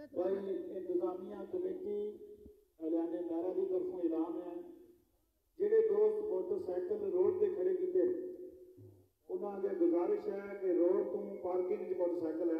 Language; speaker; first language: Hindi; non-native, local second language; Punjabi